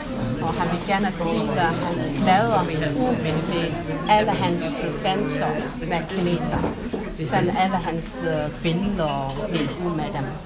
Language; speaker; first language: Danish; non-native, fluent; Chinese